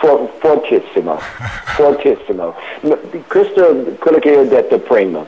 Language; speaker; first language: Italian; non-native, learner; English